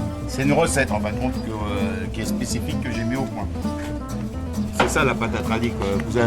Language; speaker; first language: French; native; French